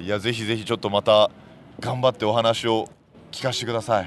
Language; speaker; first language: Japanese; native; Japanese